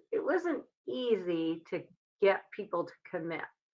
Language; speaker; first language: English; native; English